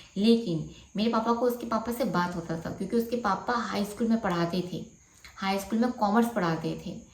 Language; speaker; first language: Hindi; non-native, local second language; Bangla